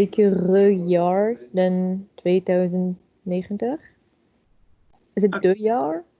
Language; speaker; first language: Dutch; non-native, learner; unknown